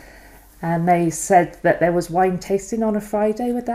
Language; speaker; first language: English; native; English